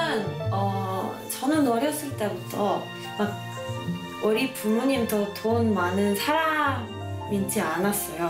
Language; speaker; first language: Korean; non-native, learner; Spanish